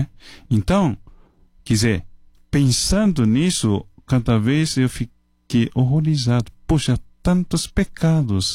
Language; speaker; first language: Portuguese; non-native, fluent; Chinese